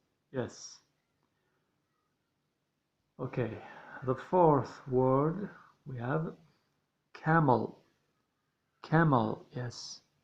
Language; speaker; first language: English; non-native, learner; Arabic